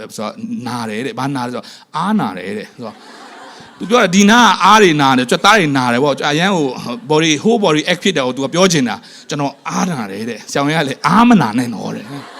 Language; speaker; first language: Burmese; non-native, local second language; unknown